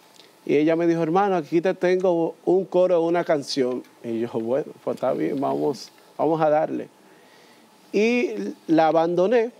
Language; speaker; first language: Spanish; native; Spanish